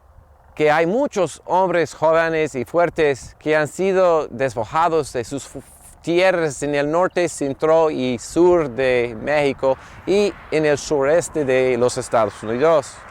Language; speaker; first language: Spanish; non-native, learner; English